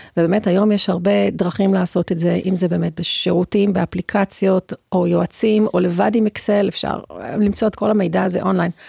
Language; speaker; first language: Hebrew; native; Hebrew